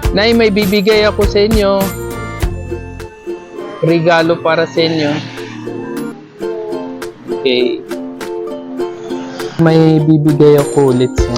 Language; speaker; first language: Filipino; non-native, learner; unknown